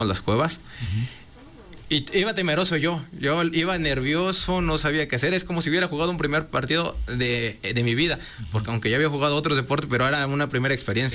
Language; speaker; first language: Spanish; native; Spanish